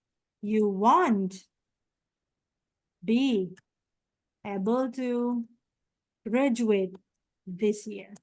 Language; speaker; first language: English; non-native, fluent; Indonesian